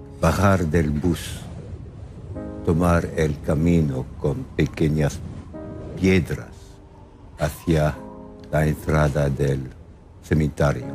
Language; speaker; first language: Spanish; non-native, fluent; English